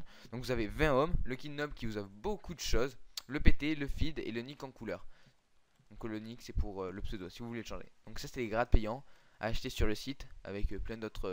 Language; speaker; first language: French; native; French